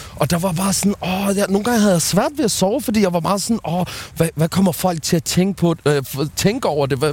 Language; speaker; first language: Danish; early bilingual, other home language; Somali